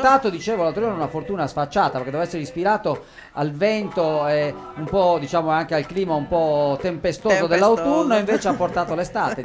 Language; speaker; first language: Italian; native; Italian